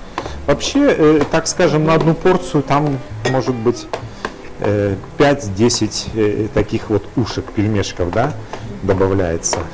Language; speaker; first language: Russian; native; Russian